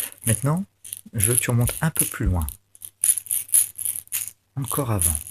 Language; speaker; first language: French; native; French